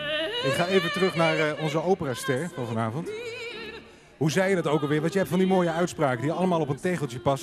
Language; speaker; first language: Dutch; native; Dutch